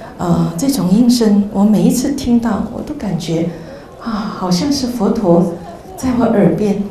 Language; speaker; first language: Chinese; native; Chinese